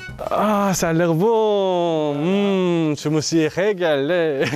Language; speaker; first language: French; non-native, learner; Korean